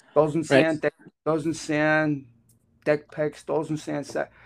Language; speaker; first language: English; native; English